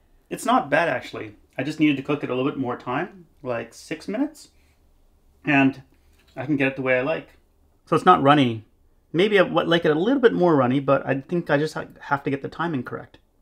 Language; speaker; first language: English; native; English